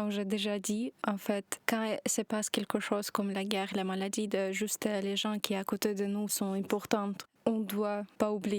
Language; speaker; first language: French; non-native, learner; Ukrainian